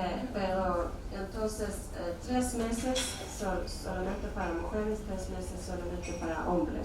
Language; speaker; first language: Spanish; non-native, fluent; Swedish